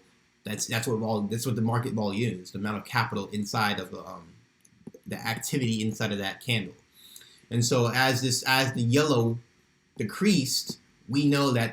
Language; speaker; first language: English; native; English